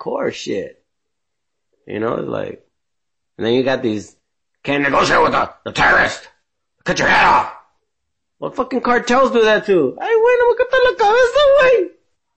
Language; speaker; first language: English; native; English